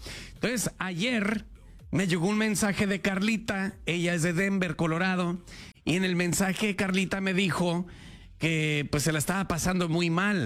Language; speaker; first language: Spanish; native; Spanish